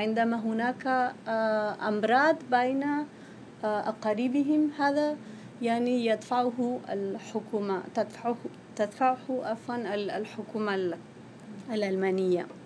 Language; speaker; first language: Arabic; non-native, fluent; Spanish